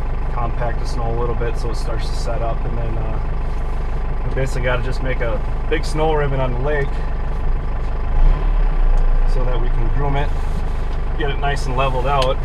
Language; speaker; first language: English; native; English